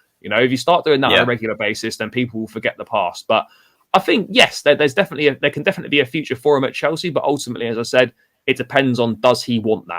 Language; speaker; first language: English; native; English